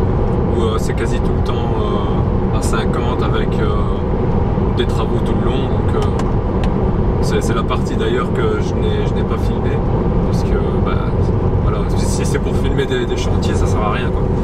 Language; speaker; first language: French; native; French